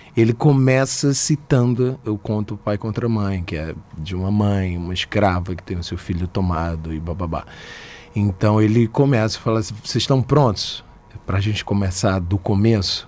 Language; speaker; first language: Portuguese; native; Portuguese